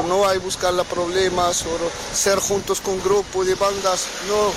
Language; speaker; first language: Spanish; non-native, learner; Arabic